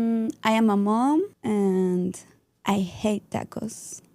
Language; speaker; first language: English; non-native, learner; Spanish